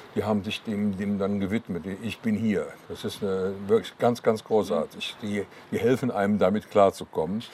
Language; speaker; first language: German; native; German